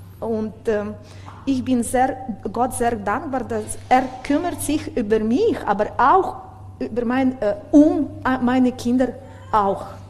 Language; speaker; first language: German; non-native, learner; Ukrainian